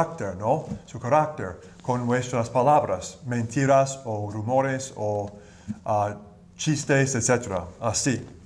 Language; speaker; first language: Spanish; non-native, learner; English